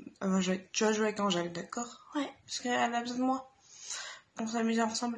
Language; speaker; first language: French; native; French